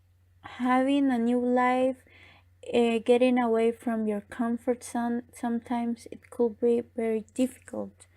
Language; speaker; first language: English; non-native, fluent; Spanish